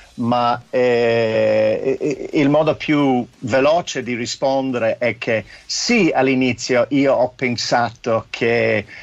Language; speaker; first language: Italian; non-native, fluent; English